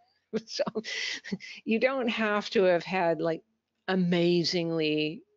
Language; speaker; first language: English; native; English